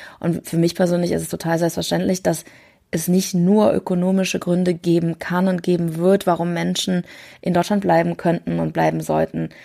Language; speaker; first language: German; early bilingual, other home language; Korean